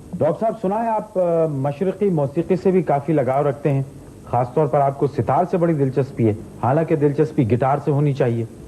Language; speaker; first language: Urdu; native; Urdu